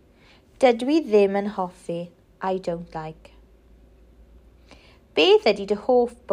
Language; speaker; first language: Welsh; non-native, local second language; English